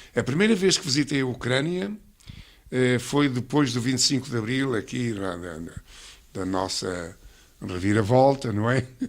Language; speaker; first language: Portuguese; native; Portuguese